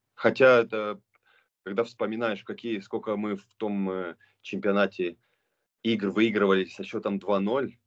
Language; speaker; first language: Russian; non-native, local second language; Romanian